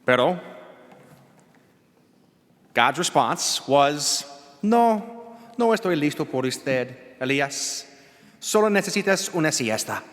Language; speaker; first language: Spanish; non-native, learner; English